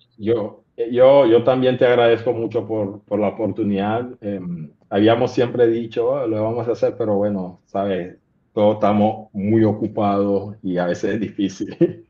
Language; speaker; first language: Spanish; non-native, local second language; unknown